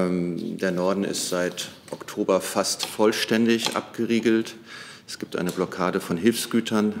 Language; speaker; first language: German; native; German